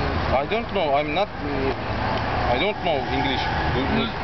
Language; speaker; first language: English; non-native, learner; Turkish